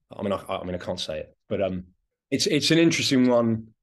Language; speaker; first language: English; non-native, local second language; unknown